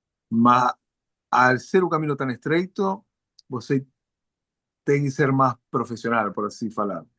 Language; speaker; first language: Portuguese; non-native, learner; Spanish